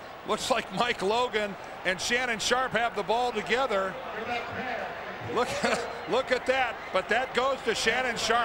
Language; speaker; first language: English; native; English